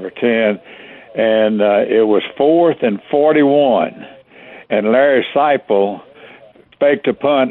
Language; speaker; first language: English; native; English